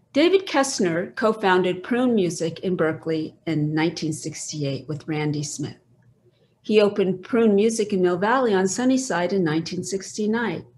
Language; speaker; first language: English; native; English